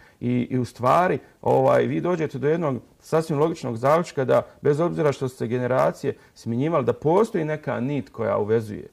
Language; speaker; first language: Serbian; native; Serbian